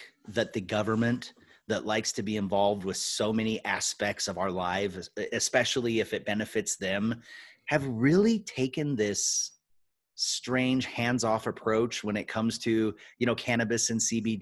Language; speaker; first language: English; native; English